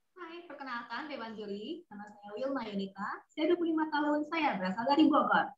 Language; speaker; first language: Indonesian; native; Indonesian